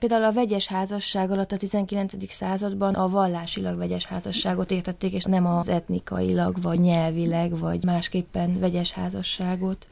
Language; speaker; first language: Hungarian; native; Hungarian